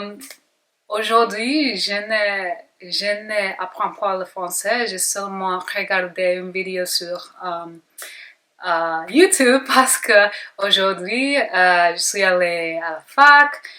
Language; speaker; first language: French; non-native, learner; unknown